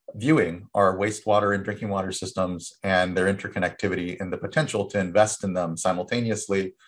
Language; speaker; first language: English; early bilingual, other home language; Spanish